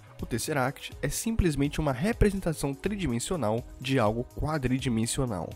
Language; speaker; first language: Portuguese; native; Portuguese